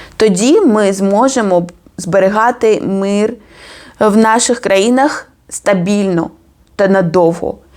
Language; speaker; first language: Ukrainian; non-native, fluent; Georgian